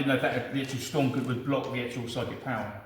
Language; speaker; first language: English; native; English